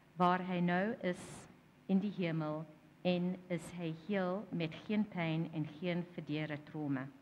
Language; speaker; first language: Afrikaans; non-native, fluent; English